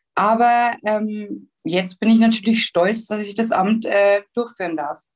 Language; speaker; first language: German; native; German